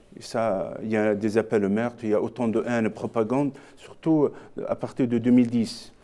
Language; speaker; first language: French; non-native, local second language; Arabic